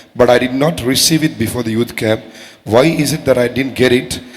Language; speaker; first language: English; non-native, local second language; Tamil